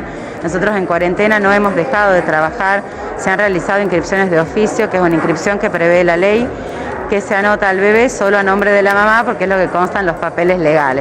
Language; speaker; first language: Spanish; native; Spanish